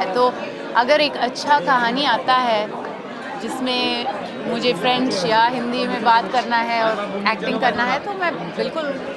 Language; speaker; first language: Hindi; non-native, local second language; French